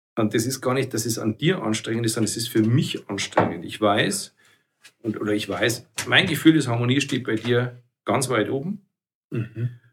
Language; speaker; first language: German; native; German